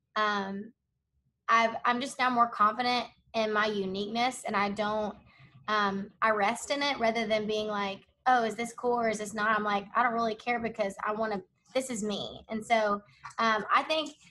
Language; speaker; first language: English; native; English